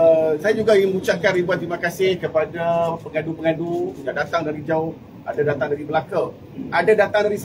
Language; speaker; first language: Malay; native; Malay